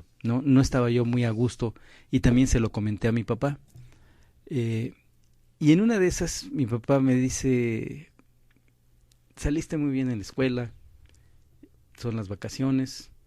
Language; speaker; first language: Spanish; native; Spanish